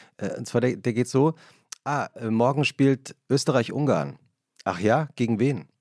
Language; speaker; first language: German; native; German